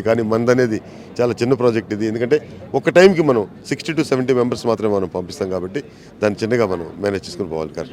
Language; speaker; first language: Telugu; native; Telugu